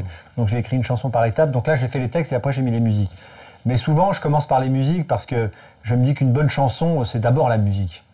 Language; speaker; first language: French; native; French